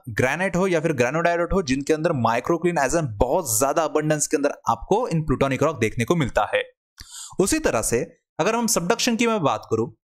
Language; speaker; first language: Hindi; non-native, local second language; Marathi